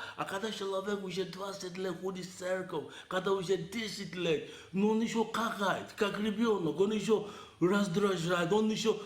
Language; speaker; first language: Russian; non-native, learner; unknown